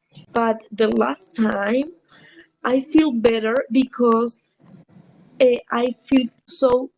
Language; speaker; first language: English; non-native, learner; Spanish